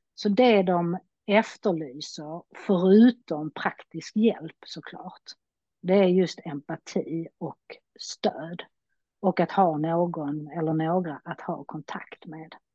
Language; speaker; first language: Swedish; native; Swedish